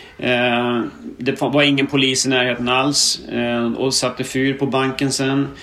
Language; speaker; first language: Swedish; native; Swedish